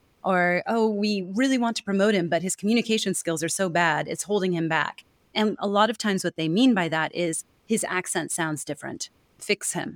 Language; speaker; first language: English; native; English